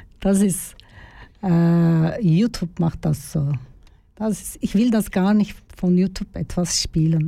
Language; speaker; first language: German; non-native, learner; Turkish